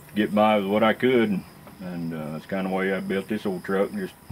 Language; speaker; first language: English; native; English